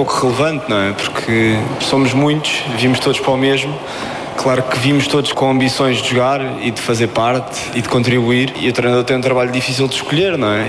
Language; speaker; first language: Portuguese; native; Portuguese